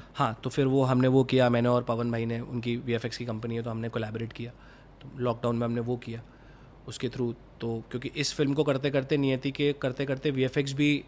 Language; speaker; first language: Hindi; native; Hindi